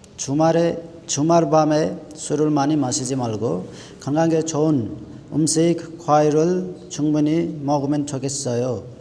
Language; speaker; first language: Korean; non-native, learner; Nepali